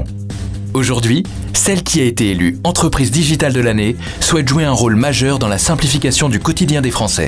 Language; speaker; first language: French; native; French